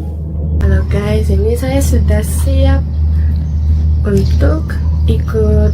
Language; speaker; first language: Indonesian; non-native, fluent; Korean